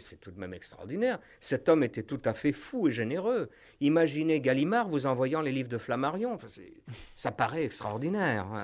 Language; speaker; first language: French; native; French